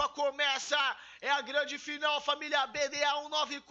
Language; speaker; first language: Portuguese; native; Portuguese